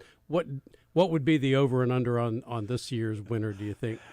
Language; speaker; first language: English; native; English